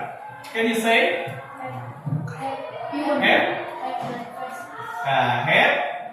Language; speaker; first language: English; non-native, learner; Indonesian